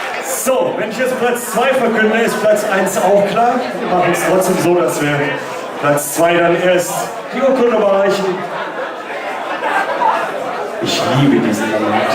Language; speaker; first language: German; native; German